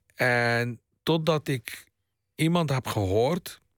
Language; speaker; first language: Dutch; non-native, fluent; Arabic